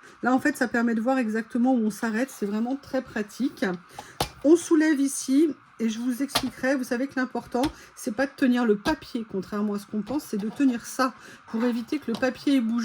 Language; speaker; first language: French; native; French